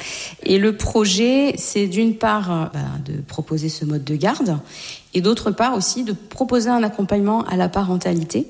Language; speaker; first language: French; native; French